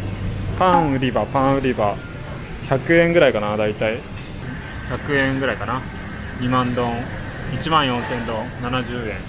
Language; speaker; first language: Japanese; native; Japanese